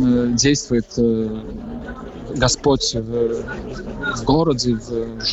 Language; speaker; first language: Russian; non-native, fluent; Polish